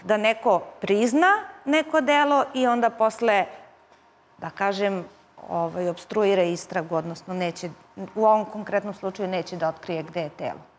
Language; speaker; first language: Serbian; native; Serbian